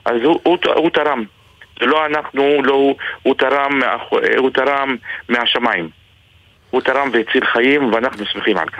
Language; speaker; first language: Hebrew; non-native, local second language; Arabic